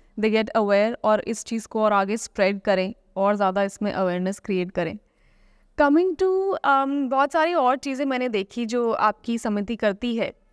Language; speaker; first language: Hindi; native; Hindi